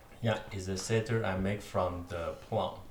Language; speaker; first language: English; non-native, learner; Chinese